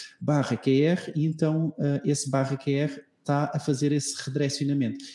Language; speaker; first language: Portuguese; native; Portuguese